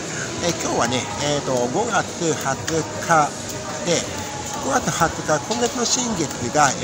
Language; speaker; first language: Japanese; native; Japanese